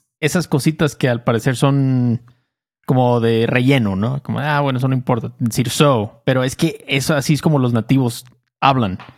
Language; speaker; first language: Spanish; native; Spanish